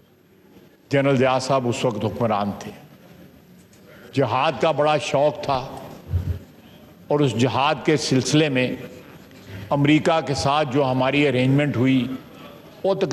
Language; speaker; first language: Urdu; non-native, local second language; Punjabi